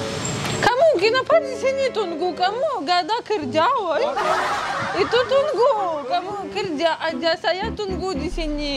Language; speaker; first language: Indonesian; non-native, learner; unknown